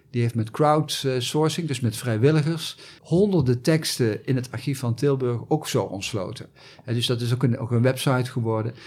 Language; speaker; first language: Dutch; native; Dutch